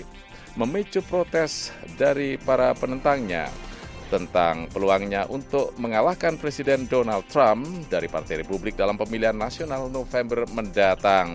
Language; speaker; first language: Indonesian; native; Indonesian